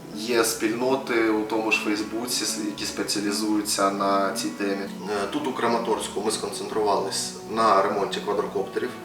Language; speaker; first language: Ukrainian; native; Ukrainian